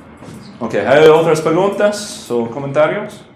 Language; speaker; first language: Spanish; non-native, fluent; English